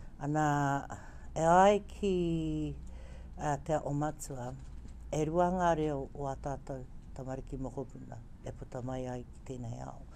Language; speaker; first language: Māori; native; Māori